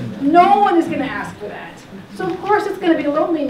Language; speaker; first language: English; native; English